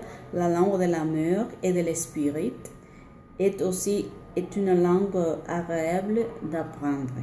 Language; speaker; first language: French; non-native, learner; Spanish